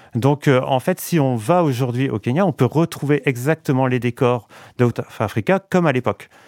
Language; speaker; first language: French; native; French